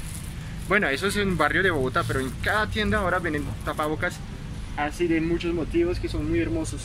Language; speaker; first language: Spanish; non-native, fluent; French